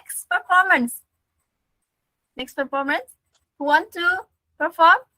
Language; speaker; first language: English; non-native, learner; Indonesian